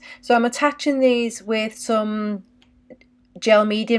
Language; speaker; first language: English; native; English